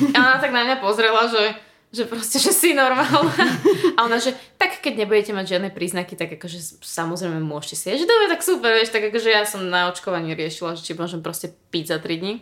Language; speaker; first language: Slovak; native; Slovak